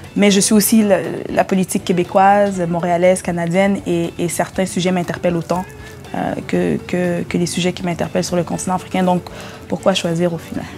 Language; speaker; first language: French; early bilingual, other home language; Lingala